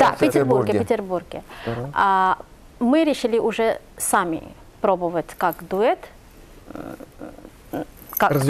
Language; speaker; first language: Russian; non-native, fluent; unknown